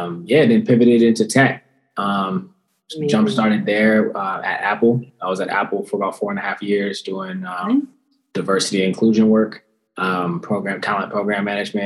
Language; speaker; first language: English; native; English